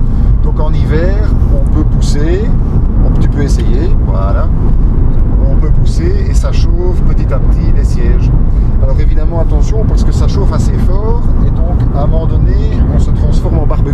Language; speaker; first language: French; native; French